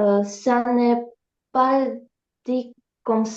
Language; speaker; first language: French; non-native, learner; Ukrainian